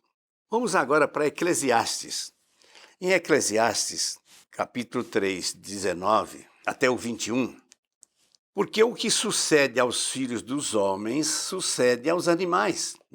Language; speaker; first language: Portuguese; native; Portuguese